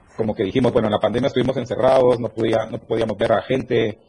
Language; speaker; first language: Spanish; native; Spanish